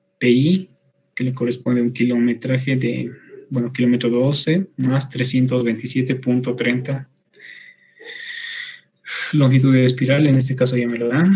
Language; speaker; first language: Spanish; native; Spanish